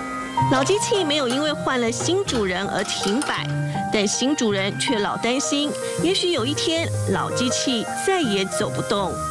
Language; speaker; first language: Chinese; native; Chinese